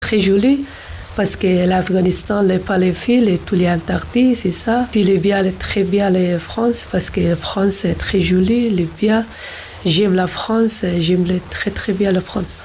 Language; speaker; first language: French; non-native, learner; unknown